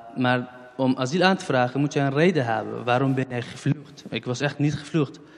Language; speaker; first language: Dutch; non-native, fluent; Central Kurdish